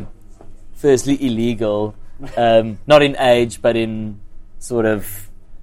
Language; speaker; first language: English; non-native, local second language; Afrikaans